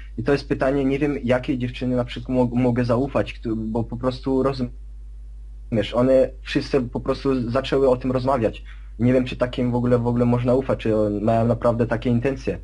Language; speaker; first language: Polish; early bilingual, heritage; Polish